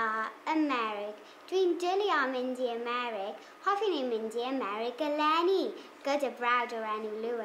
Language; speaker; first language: Welsh; non-native, learner; English